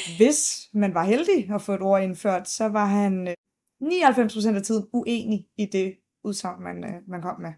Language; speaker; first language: Danish; native; Danish